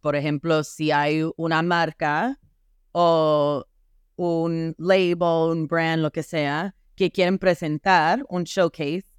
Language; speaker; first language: Spanish; non-native, fluent; English